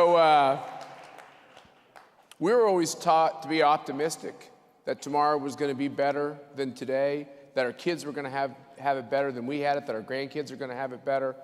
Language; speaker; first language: English; native; English